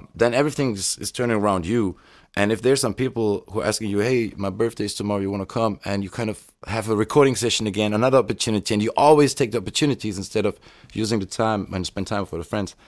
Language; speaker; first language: English; non-native, fluent; German